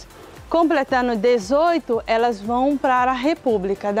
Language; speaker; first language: Portuguese; native; Portuguese